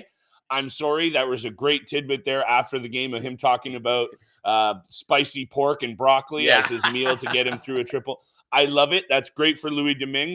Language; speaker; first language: English; native; English